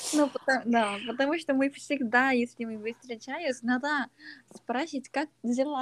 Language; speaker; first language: Russian; non-native, learner; Korean